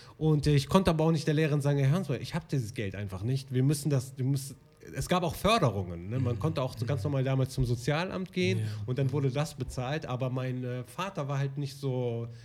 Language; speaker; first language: German; early bilingual, other home language; Arabic